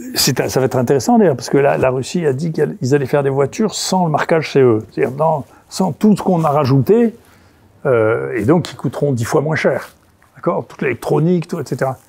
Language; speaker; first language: French; native; French